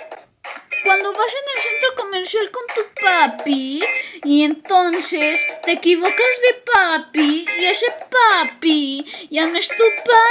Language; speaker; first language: Spanish; native; Spanish